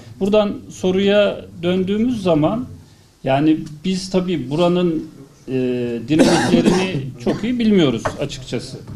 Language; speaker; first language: Turkish; native; Turkish